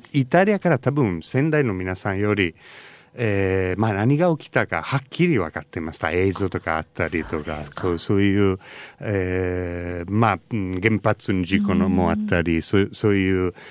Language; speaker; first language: Japanese; non-native, fluent; Italian